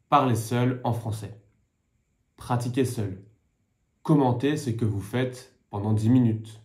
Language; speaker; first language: French; native; French